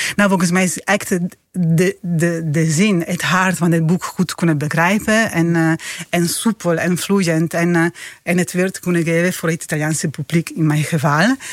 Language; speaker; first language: Dutch; non-native, fluent; Italian